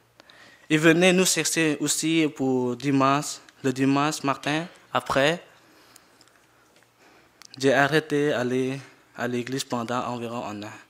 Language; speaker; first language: French; non-native, learner; Jarai